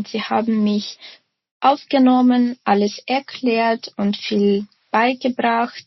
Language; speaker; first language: German; non-native, fluent; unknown